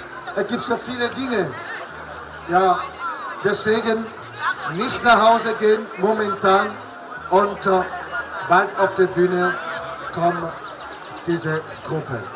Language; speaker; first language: German; non-native, learner; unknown